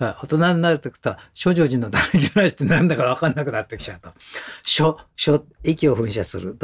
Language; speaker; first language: Japanese; native; Japanese